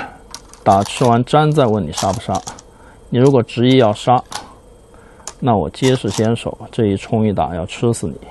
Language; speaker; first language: Chinese; native; Chinese